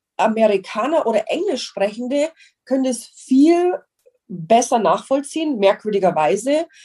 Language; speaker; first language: German; non-native, fluent; English